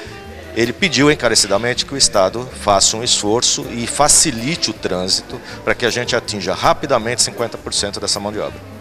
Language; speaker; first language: Portuguese; native; Portuguese